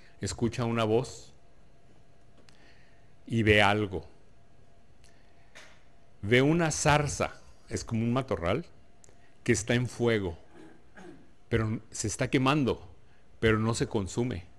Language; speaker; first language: Spanish; native; Spanish